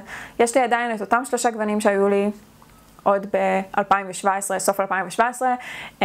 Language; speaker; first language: Hebrew; native; Hebrew